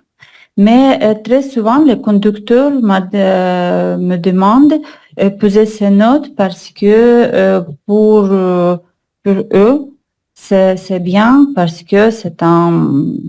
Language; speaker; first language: French; non-native, learner; Russian